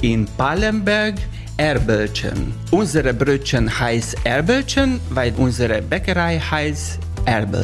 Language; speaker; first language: German; non-native, fluent; Hungarian